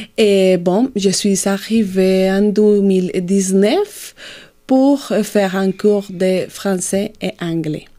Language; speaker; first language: French; non-native, fluent; Spanish